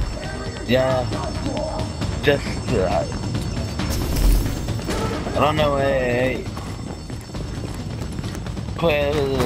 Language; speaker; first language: English; non-native, learner; Arabic